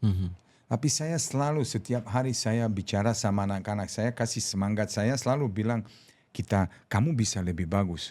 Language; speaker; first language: Indonesian; non-native, fluent; Serbian